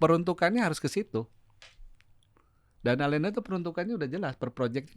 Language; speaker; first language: Indonesian; native; Indonesian